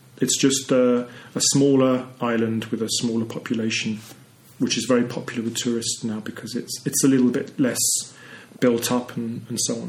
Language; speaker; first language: English; native; English